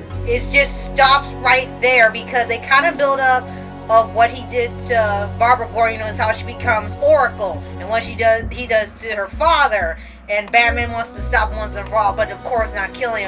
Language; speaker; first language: English; native; English